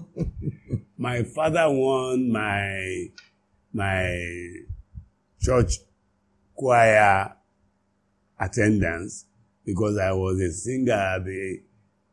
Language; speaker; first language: English; non-native, local second language; Yoruba